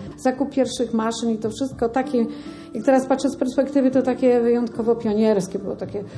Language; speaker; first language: Polish; native; Polish